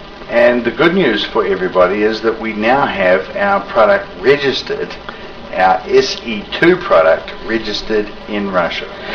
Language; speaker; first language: English; native; English